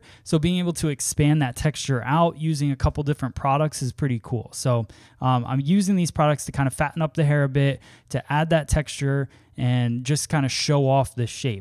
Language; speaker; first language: English; native; English